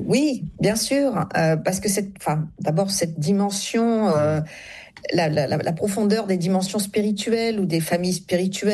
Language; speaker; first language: French; native; French